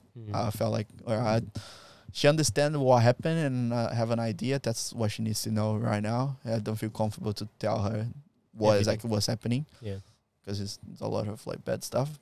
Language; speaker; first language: English; non-native, fluent; Portuguese